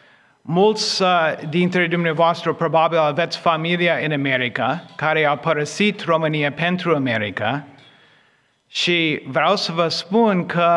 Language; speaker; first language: Romanian; non-native, fluent; English